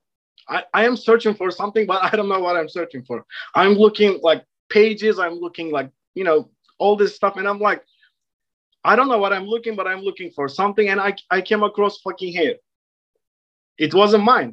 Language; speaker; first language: English; non-native, fluent; Turkish